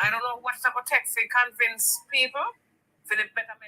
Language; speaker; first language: English; native; English